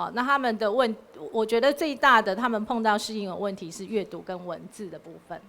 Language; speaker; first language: Chinese; native; Chinese